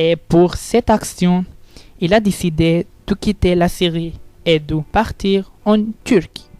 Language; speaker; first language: French; non-native, learner; Arabic